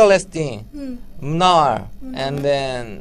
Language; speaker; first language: English; non-native, learner; Korean